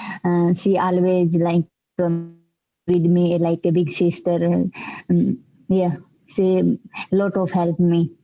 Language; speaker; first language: English; non-native, learner; Hindi